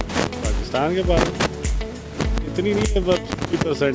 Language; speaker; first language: Hindi; non-native, local second language; Pashto